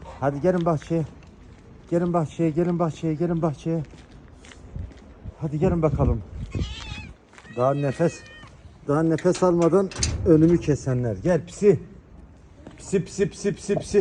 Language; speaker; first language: Turkish; native; Turkish